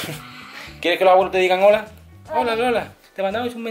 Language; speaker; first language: Spanish; native; Spanish